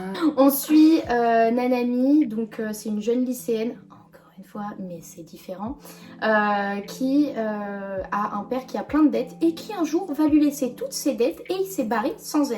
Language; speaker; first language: French; native; French